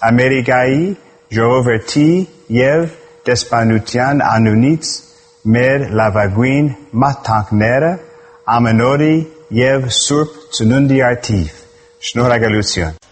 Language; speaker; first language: Armenian; non-native, learner; English